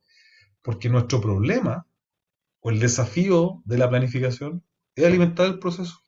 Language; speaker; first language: Spanish; native; Spanish